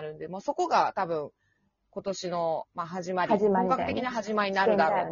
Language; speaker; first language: Japanese; native; Japanese